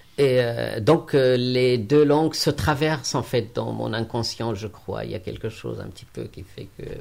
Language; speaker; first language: French; non-native, local second language; Arabic